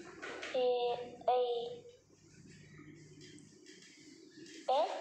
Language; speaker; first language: English; non-native, learner; Vietnamese